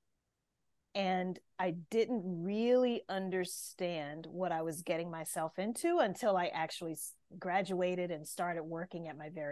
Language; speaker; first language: English; native; English